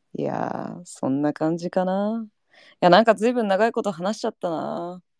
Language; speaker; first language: Japanese; early bilingual, heritage; Japanese